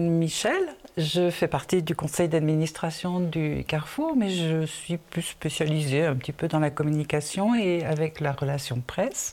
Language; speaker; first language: French; native; French